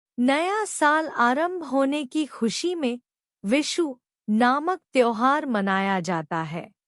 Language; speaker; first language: Hindi; native; Hindi